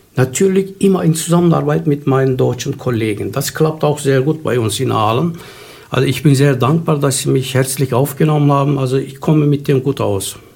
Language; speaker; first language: German; non-native, fluent; Turkish